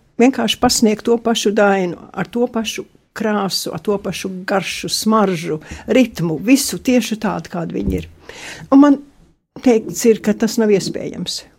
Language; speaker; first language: Latvian; early bilingual, heritage; Latvian